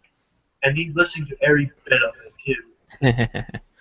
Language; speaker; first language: English; native; English